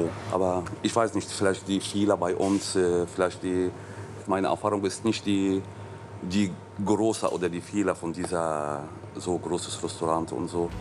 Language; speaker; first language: German; non-native, learner; Arabic